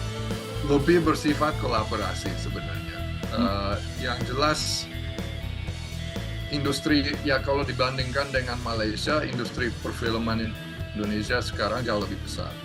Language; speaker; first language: Indonesian; non-native, fluent; English